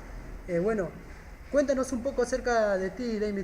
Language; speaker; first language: Spanish; native; Spanish